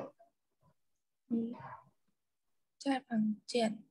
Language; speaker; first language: Chinese; non-native, learner; Thai